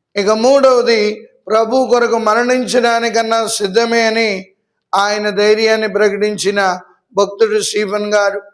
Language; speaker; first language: Telugu; native; Telugu